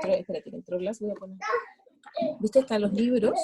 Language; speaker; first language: Spanish; native; Spanish